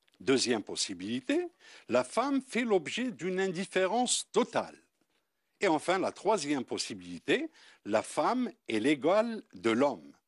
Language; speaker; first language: French; non-native, local second language; Arabic